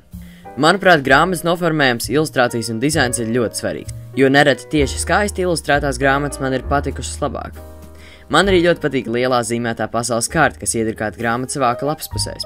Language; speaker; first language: Latvian; native; Latvian